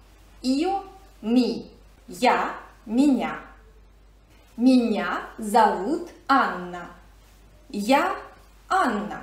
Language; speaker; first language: Russian; non-native, fluent; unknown